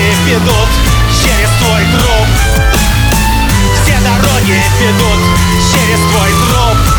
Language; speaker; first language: Russian; native; Russian